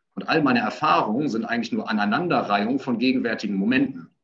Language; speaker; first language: German; native; German